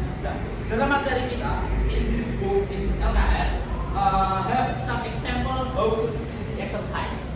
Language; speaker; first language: English; non-native, learner; Indonesian